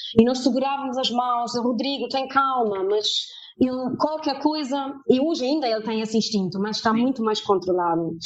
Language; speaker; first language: Portuguese; early bilingual, heritage; German